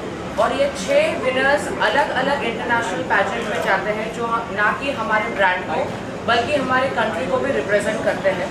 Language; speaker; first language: Hindi; native; Hindi